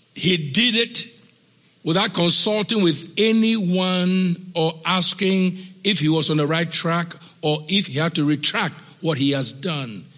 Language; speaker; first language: English; non-native, local second language; Akan